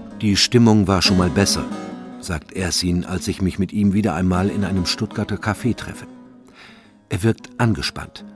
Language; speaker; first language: German; native; German